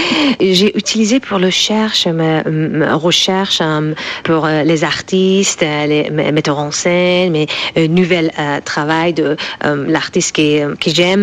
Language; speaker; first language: French; non-native, learner; Persian